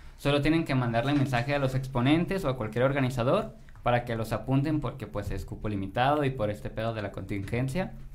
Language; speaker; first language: Spanish; native; Spanish